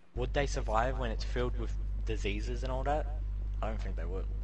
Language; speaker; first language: English; native; English